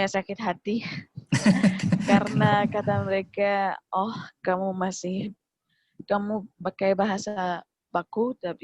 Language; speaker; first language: Indonesian; non-native, fluent; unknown